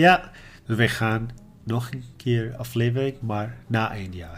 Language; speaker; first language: Dutch; non-native, learner; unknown